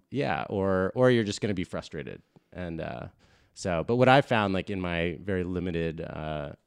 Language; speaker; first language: English; native; English